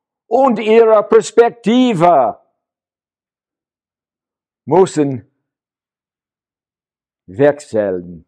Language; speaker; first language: German; non-native, learner; English